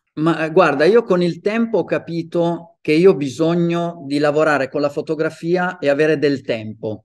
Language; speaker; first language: Italian; native; Italian